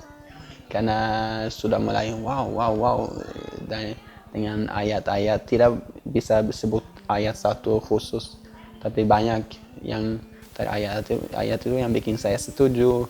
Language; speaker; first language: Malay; non-native, fluent; Swedish